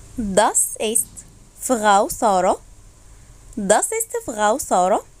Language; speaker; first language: German; non-native, fluent; Arabic